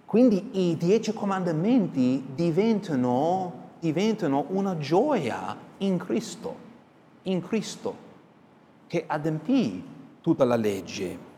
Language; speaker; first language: Italian; non-native, fluent; English